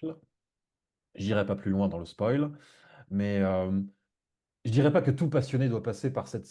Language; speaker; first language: French; native; French